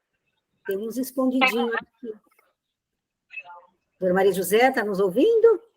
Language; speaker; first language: Portuguese; native; Portuguese